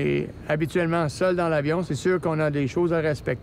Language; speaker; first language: French; native; French